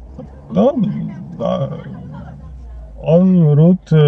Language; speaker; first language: English; non-native, fluent; Polish